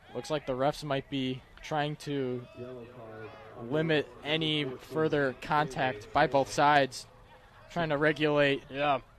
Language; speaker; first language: English; native; English